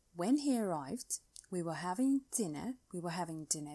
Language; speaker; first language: English; non-native, fluent; Russian